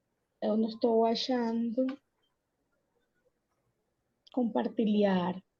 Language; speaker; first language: Portuguese; non-native, learner; Spanish